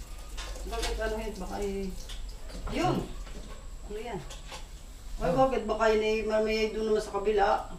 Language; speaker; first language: Filipino; native; Filipino